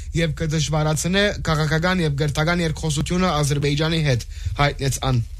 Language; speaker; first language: Armenian; early bilingual, heritage; Armenian